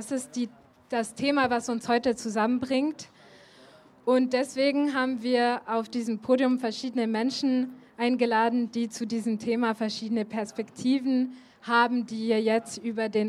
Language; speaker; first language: German; native; German